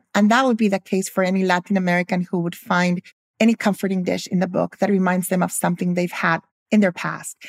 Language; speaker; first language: English; early bilingual, other home language; Spanish